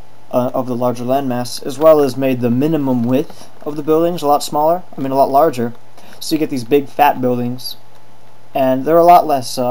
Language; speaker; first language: English; native; English